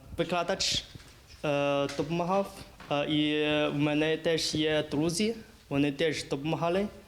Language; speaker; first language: Ukrainian; non-native, learner; Chinese